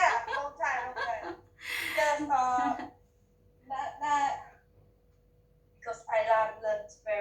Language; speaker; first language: English; non-native, learner; Chinese